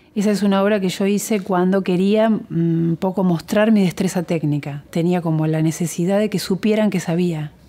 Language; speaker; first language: Spanish; native; Spanish